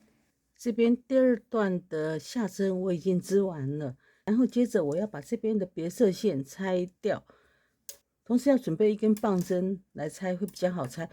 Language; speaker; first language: Chinese; native; Chinese